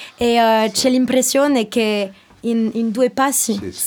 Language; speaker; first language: Italian; non-native, learner; French